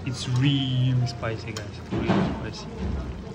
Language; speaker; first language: English; non-native, fluent; Russian